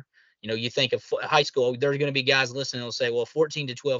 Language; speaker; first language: English; native; English